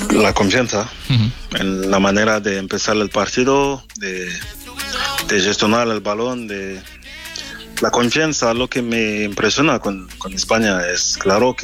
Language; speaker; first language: Spanish; non-native, fluent; French